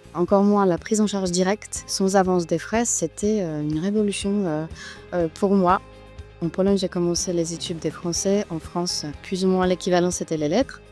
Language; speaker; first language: French; non-native, fluent; Polish